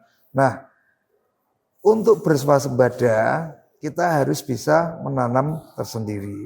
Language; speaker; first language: Indonesian; native; Indonesian